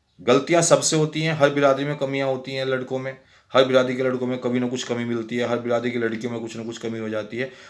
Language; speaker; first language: Hindi; native; Hindi